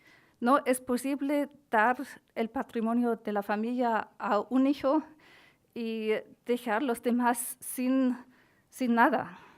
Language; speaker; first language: Spanish; non-native, fluent; German